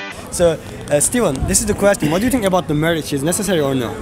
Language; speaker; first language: English; non-native, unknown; Turkish